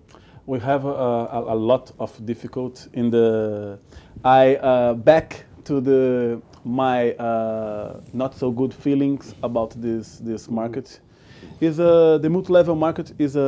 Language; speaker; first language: English; non-native, learner; Portuguese